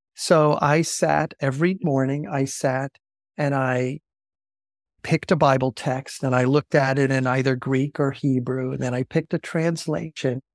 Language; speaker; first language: English; native; English